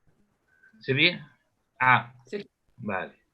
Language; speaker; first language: French; non-native, learner; Spanish